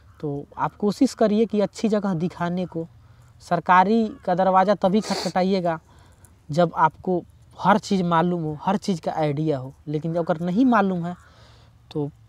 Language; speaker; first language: Hindi; native; Hindi